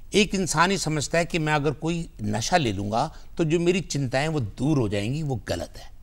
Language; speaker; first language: Hindi; native; Hindi